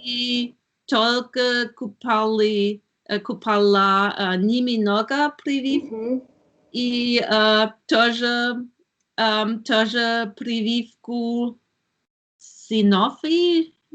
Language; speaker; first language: Russian; non-native, learner; German